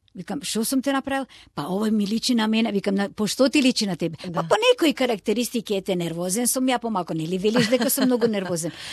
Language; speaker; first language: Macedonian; non-native, local second language; Turkish